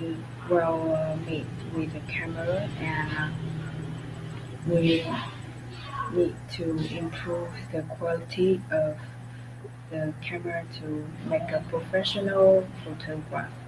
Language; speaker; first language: English; non-native, learner; Vietnamese